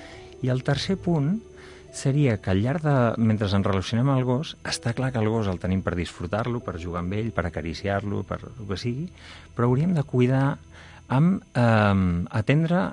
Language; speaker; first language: Catalan; native; Catalan